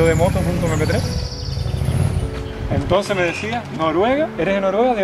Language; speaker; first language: Spanish; native; Spanish